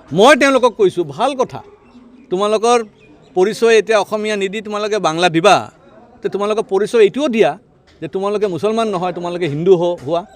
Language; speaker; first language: Assamese; non-native, local second language; Bangla